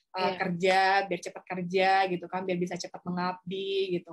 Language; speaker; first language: Indonesian; native; Indonesian